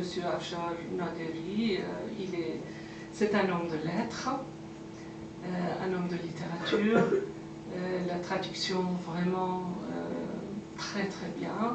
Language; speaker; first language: French; non-native, fluent; Persian